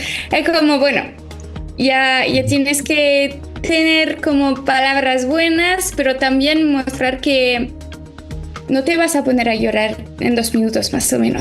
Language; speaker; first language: Spanish; non-native, fluent; French